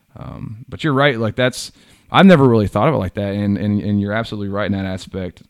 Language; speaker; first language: English; native; English